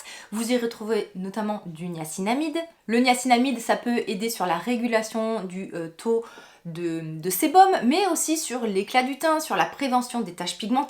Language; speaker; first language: French; native; French